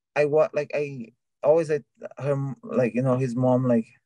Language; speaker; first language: English; non-native, learner; Portuguese